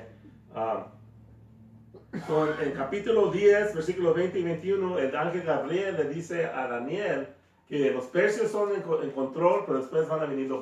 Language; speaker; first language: Spanish; early bilingual, heritage; Spanish